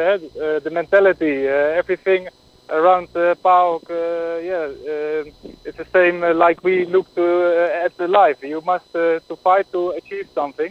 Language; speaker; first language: English; non-native, fluent; Dutch